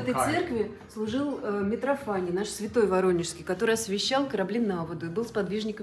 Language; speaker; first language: Russian; native; Russian